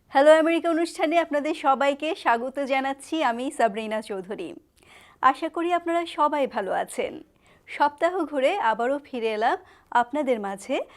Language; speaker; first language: Bangla; native; Bangla